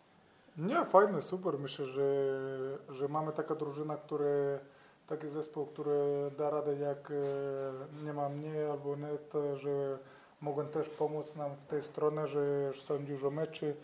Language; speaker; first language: Polish; non-native, learner; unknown